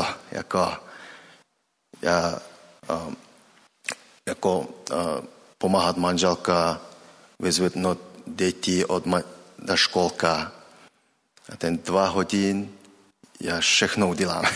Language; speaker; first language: Czech; non-native, learner; Mongolian